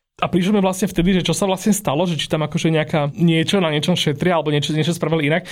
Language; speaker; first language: Slovak; native; Slovak